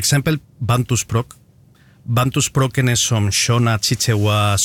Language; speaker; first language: Norwegian; non-native, fluent; Spanish